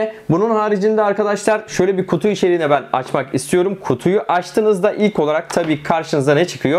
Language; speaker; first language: Turkish; native; Turkish